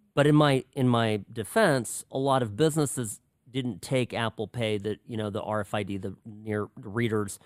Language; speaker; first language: English; early bilingual, other home language; Czech